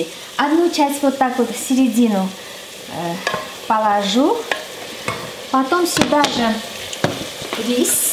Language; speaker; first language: Russian; non-native, fluent; Armenian